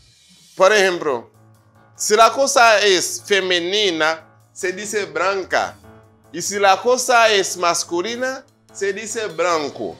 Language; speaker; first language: Spanish; non-native, fluent; Haitian Creole